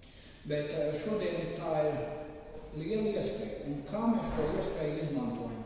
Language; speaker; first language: Latvian; native; Latvian